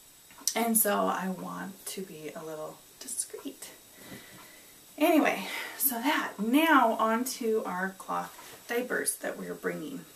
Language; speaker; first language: English; native; English